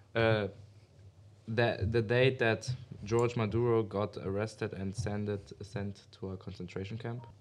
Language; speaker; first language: English; non-native, learner; German